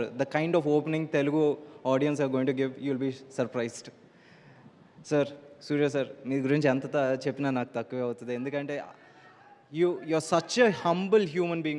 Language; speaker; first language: Telugu; native; Telugu